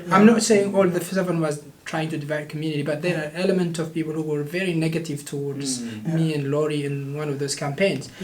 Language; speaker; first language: English; non-native, fluent; Oromo